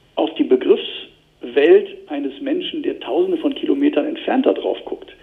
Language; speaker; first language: German; native; German